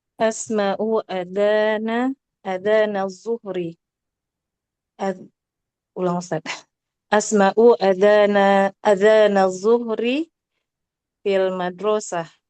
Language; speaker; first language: Arabic; non-native, learner; Indonesian